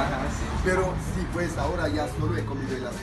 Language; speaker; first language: Spanish; non-native, learner; German